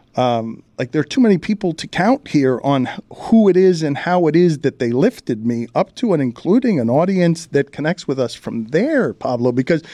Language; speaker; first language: English; early bilingual, other home language; Spanish